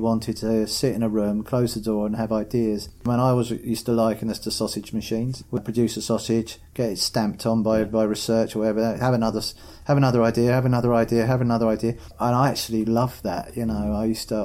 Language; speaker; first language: English; native; English